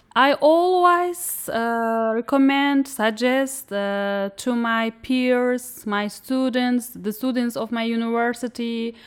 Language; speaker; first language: English; non-native, fluent; Uzbek